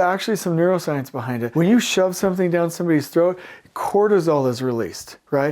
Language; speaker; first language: English; native; English